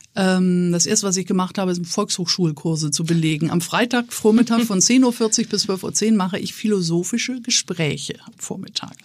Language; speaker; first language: German; native; German